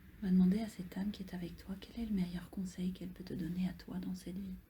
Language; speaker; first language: French; native; French